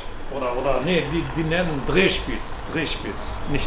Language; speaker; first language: German; non-native, fluent; Turkish